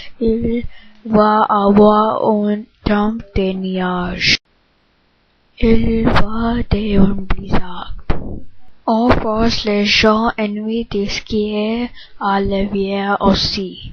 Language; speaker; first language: French; non-native, learner; English